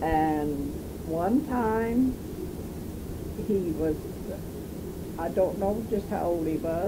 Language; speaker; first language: English; native; English